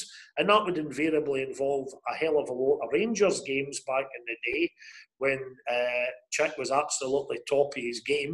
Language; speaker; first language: English; native; English